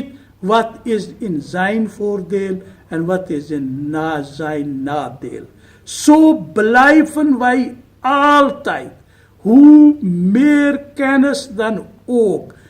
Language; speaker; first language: Dutch; non-native, fluent; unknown